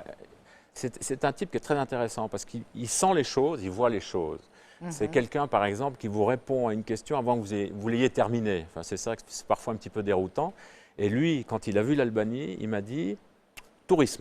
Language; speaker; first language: French; native; French